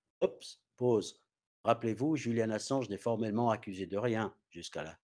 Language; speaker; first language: French; non-native, fluent; English